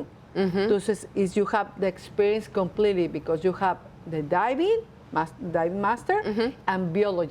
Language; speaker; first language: English; non-native, learner; Spanish